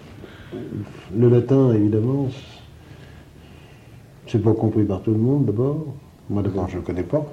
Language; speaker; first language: French; native; French